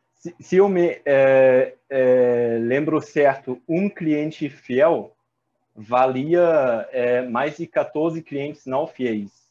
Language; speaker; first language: Portuguese; non-native, fluent; German